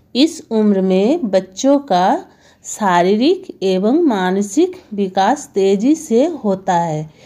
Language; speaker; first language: Hindi; non-native, local second language; Bangla